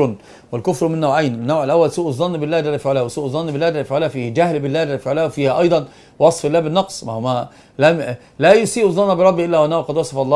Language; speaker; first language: Arabic; native; Arabic